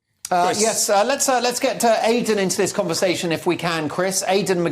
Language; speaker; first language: English; native; English